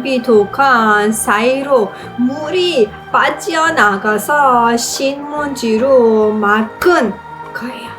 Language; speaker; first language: Korean; non-native, learner; Persian